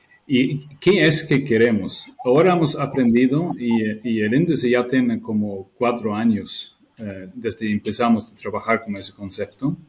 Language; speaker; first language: Spanish; non-native, fluent; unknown